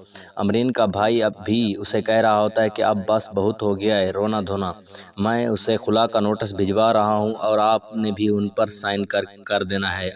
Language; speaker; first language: Urdu; native; Urdu